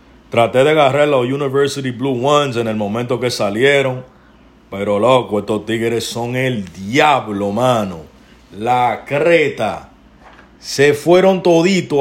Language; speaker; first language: Spanish; early bilingual, heritage; Spanish